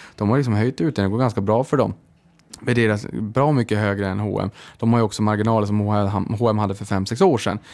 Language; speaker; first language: Swedish; native; Swedish